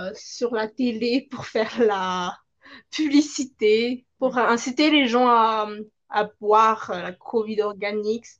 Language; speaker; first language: French; non-native, local second language; Malagasy